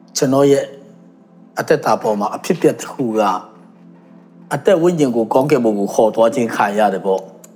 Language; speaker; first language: Burmese; non-native, local second language; Tedim Chin